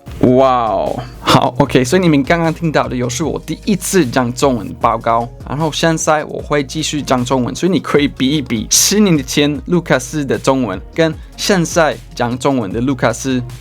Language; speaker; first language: Chinese; non-native, fluent; Swedish